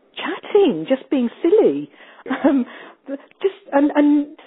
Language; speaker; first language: English; native; English